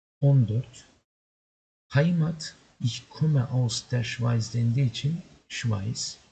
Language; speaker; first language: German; non-native, fluent; Turkish